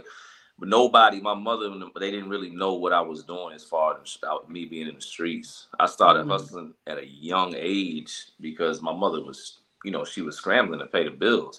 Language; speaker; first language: English; native; English